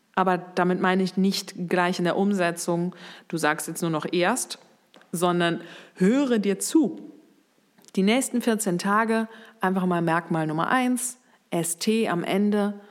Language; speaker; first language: German; native; German